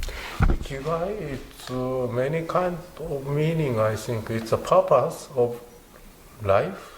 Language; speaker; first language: English; non-native, learner; Japanese